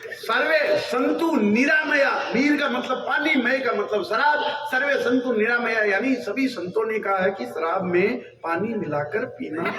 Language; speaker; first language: Hindi; native; Hindi